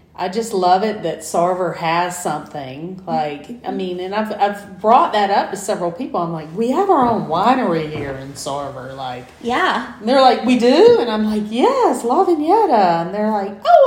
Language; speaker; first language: English; native; English